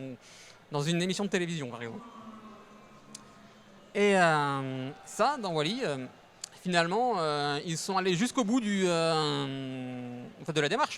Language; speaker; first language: French; native; French